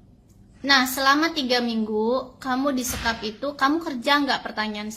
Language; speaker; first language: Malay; non-native, local second language; Sundanese